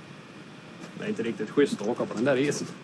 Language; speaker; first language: Swedish; native; Swedish